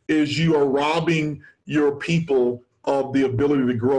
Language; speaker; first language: English; native; English